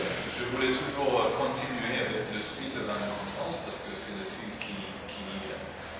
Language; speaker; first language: French; non-native, fluent; English